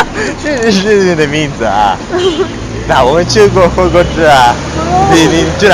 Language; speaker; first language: Chinese; non-native, learner; Italian